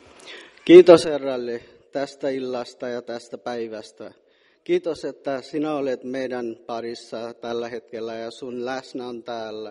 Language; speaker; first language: Finnish; non-native, fluent; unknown